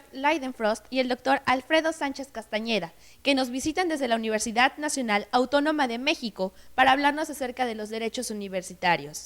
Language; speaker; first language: Spanish; native; Spanish